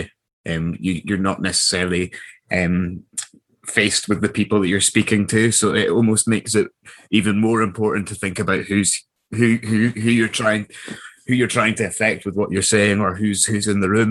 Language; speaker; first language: English; native; English